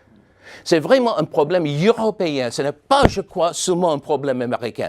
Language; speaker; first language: French; non-native, fluent; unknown